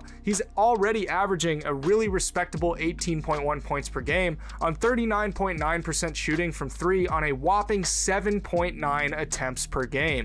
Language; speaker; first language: English; native; English